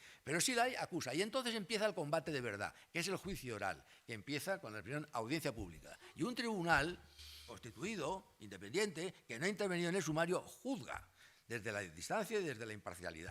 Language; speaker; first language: Spanish; native; Spanish